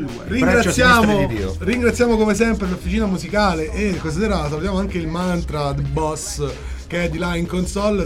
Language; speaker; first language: Italian; native; Italian